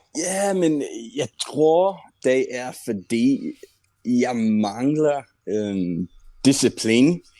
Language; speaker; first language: Danish; non-native, learner; English